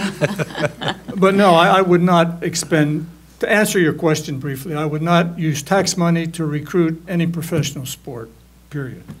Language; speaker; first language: English; native; English